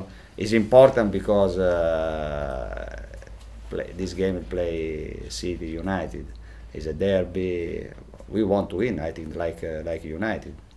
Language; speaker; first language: English; non-native, fluent; Italian